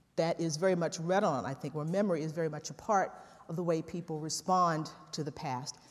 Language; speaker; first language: English; native; English